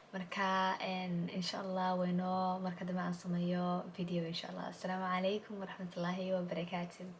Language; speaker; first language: Somali; early bilingual, heritage; Somali